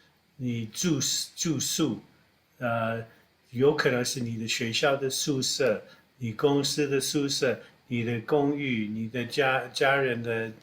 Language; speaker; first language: Chinese; non-native, fluent; English